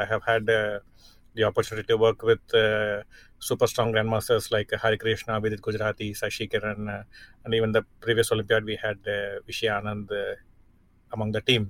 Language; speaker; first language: English; non-native, local second language; Tamil